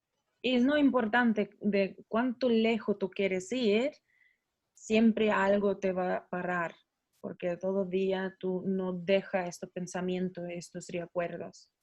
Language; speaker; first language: Spanish; non-native, learner; Russian